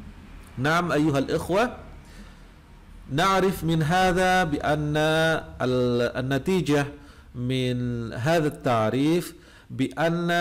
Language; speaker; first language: Arabic; non-native, fluent; Indonesian